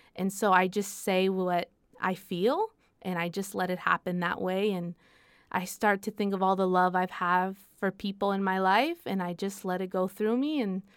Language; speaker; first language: English; non-native, fluent; Spanish